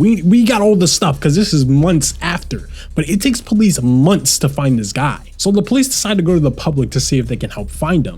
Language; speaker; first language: English; native; English